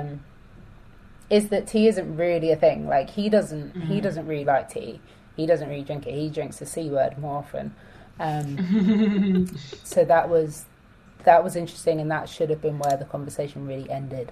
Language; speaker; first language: English; native; English